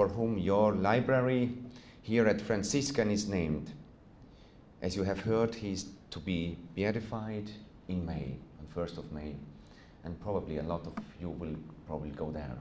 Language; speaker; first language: English; non-native, fluent; German